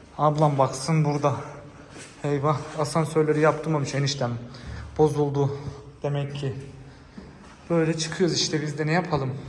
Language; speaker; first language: Turkish; native; Turkish